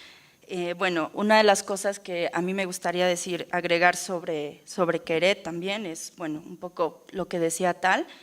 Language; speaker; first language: Spanish; native; Spanish